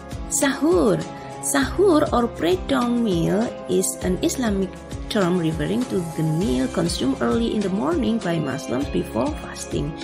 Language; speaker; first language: English; non-native, fluent; Indonesian